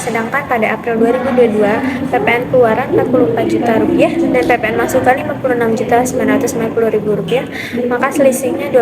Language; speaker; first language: Indonesian; native; Indonesian